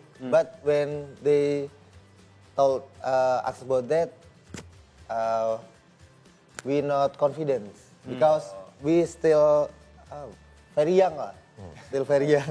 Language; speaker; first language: English; non-native, learner; Indonesian